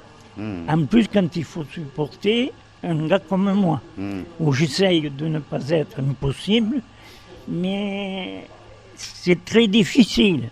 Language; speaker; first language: French; native; French